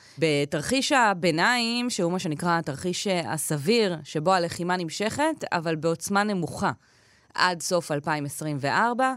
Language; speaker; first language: Hebrew; native; Hebrew